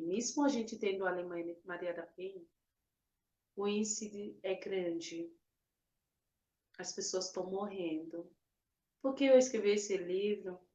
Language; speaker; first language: Portuguese; non-native, fluent; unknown